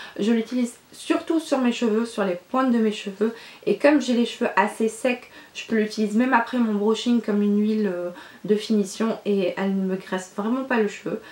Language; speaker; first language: French; non-native, local second language; Arabic